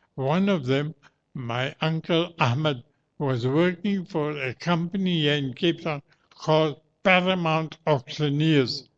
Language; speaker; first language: English; native; English